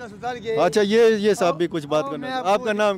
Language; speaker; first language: Urdu; native; Urdu